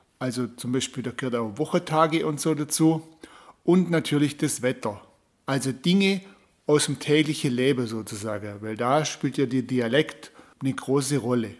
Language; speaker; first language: German; native; German